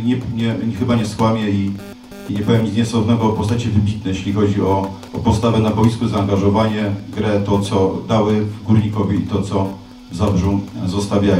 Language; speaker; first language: Polish; native; Polish